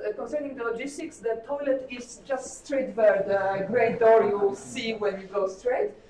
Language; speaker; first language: English; non-native, fluent; Polish